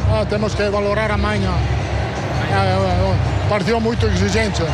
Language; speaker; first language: Portuguese; non-native, learner; Italian